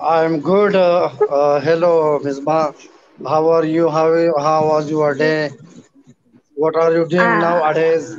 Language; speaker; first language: English; non-native, learner; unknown